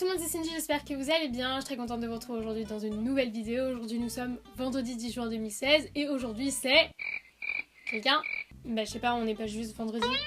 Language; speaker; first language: French; early bilingual, other home language; Portuguese